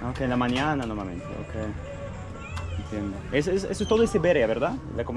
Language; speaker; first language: Spanish; non-native, fluent; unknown